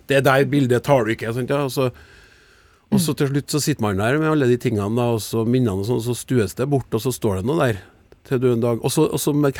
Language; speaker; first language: Norwegian; native; Norwegian